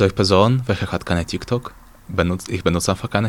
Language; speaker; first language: German; non-native, learner; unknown